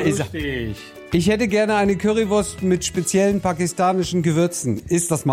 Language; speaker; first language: German; native; German